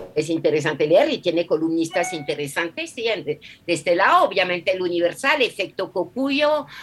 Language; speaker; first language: Spanish; non-native, fluent; French